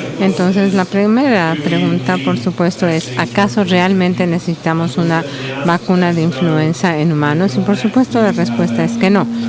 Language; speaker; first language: Spanish; non-native, learner; English